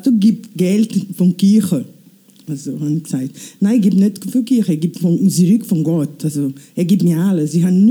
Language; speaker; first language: German; non-native, learner; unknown